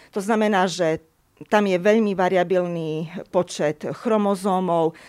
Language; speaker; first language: Slovak; native; Slovak